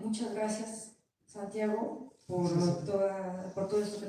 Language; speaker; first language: Spanish; native; Spanish